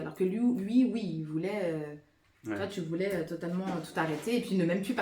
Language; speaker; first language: French; native; French